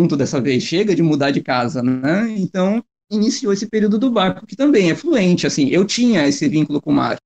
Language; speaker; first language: Portuguese; native; Portuguese